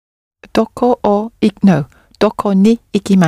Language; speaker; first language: Japanese; non-native, learner; English